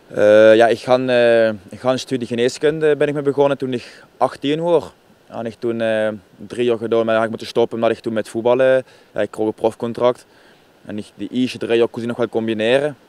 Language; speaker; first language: Dutch; native; Dutch